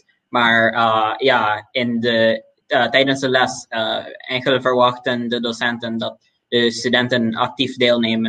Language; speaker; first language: Dutch; non-native, local second language; Papiamento